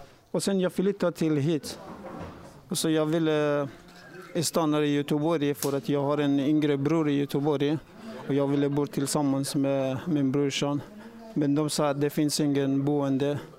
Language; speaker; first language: Swedish; non-native, learner; Persian